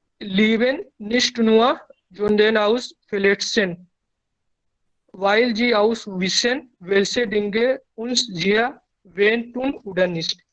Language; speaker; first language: German; non-native, learner; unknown